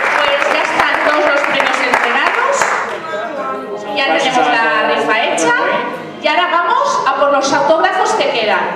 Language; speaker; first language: Spanish; native; Spanish